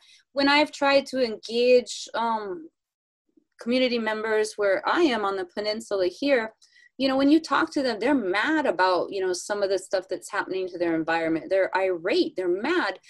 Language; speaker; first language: English; native; English